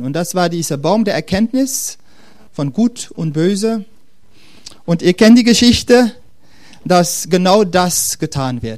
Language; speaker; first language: German; non-native, fluent; Dutch